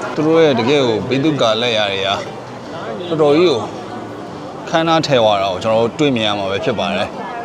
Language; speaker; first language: Burmese; native; Burmese